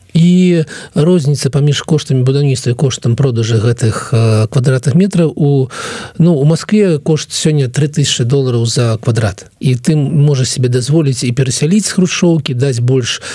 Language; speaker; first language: Belarusian; non-native, local second language; Russian